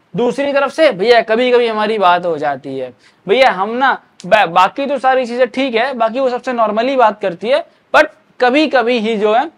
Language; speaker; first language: Hindi; native; Hindi